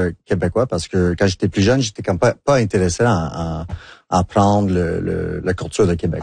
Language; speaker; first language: French; non-native, local second language; English